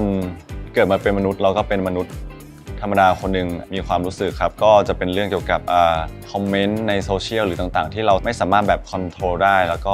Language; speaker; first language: Thai; native; Thai